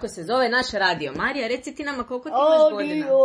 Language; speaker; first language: Serbian; native; Serbian